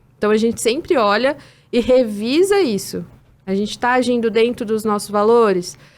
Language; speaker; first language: Portuguese; native; Portuguese